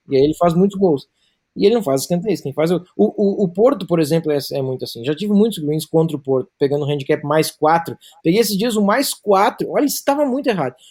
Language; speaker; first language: Portuguese; native; Portuguese